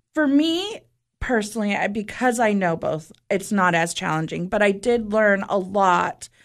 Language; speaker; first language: English; early bilingual, other home language; Spanish